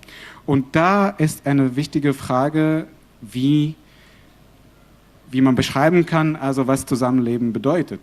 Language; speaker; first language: German; non-native, fluent; Arabic